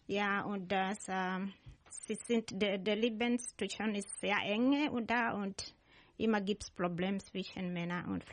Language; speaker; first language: German; non-native, learner; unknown